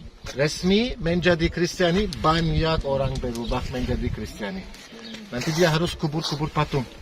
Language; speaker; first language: Indonesian; non-native, fluent; Turkish